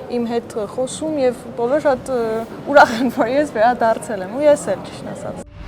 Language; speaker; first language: Armenian; early bilingual, heritage; Armenian